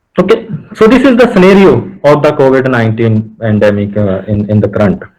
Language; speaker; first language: Hindi; non-native, local second language; Punjabi